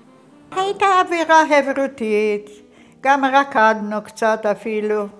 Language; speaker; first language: Hebrew; non-native, fluent; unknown